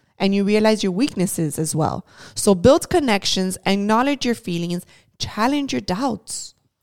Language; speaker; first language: English; early bilingual, other home language; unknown